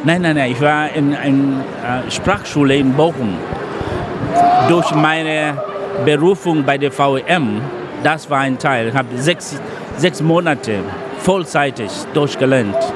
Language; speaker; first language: German; non-native, fluent; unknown